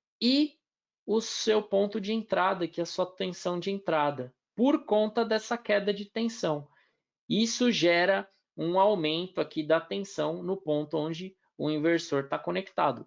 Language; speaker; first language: Portuguese; native; Portuguese